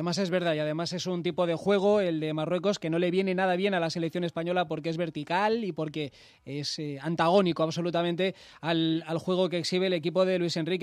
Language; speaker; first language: Spanish; native; Spanish